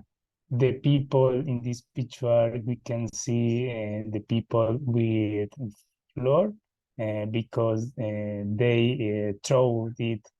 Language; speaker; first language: English; non-native, learner; Spanish